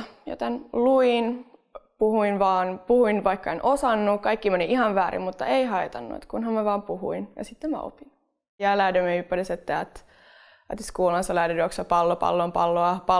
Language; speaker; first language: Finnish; non-native, local second language; Swedish